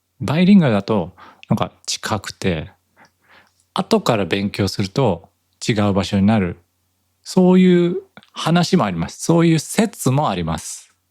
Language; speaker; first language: Japanese; native; Japanese